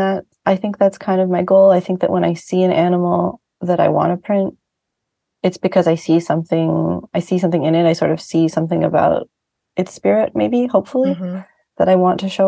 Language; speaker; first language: English; native; English